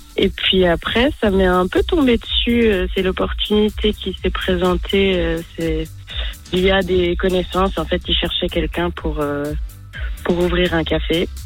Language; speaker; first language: French; early bilingual, other home language; German